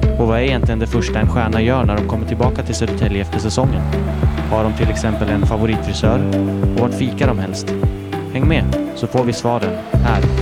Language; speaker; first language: Swedish; native; Swedish